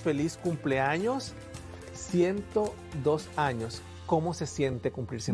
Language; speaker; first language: Spanish; native; Spanish